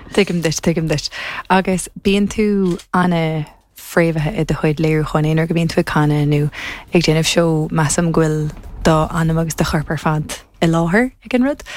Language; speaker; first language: Irish; native; Irish